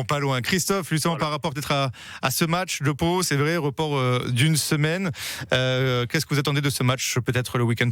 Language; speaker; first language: French; native; French